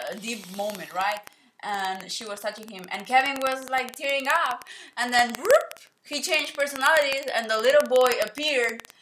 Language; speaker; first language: English; non-native, fluent; Spanish